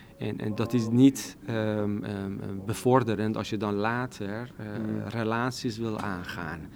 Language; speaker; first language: Dutch; non-native, fluent; Persian